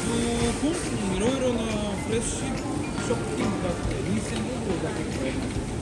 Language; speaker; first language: Japanese; non-native, learner; Russian